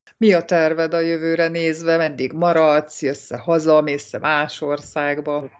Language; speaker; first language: Hungarian; native; Hungarian